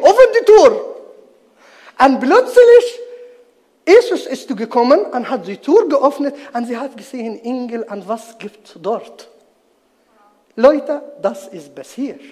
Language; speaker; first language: German; non-native, learner; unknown